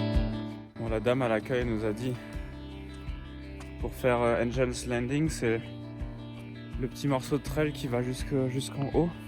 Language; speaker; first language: French; native; French